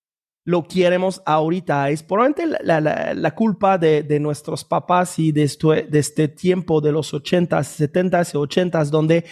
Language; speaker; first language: Spanish; non-native, fluent; French